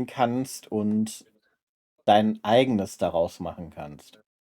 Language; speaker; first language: German; native; German